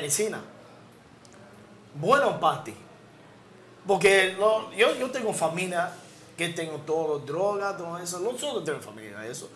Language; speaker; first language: Spanish; non-native, learner; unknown